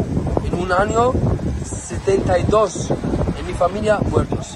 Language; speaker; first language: Spanish; non-native, learner; Arabic